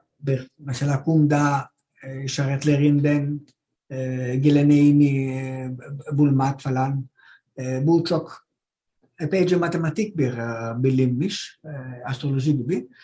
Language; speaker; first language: Turkish; non-native, fluent; Greek